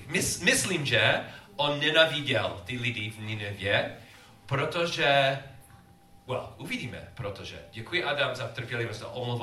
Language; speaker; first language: Czech; non-native, learner; English